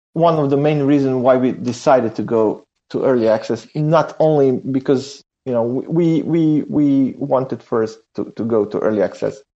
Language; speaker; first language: English; non-native, fluent; Serbian